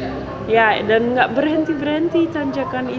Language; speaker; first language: Indonesian; non-native, fluent; Dutch